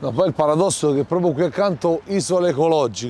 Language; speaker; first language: Italian; native; Italian